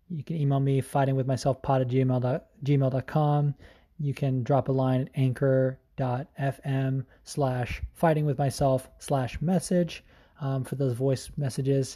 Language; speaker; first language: English; native; English